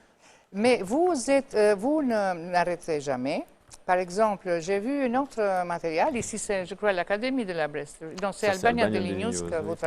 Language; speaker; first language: French; non-native, fluent; Albanian